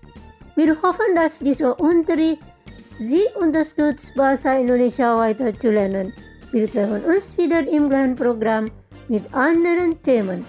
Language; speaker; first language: German; non-native, fluent; Indonesian